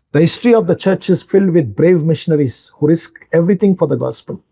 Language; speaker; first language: English; non-native, local second language; Telugu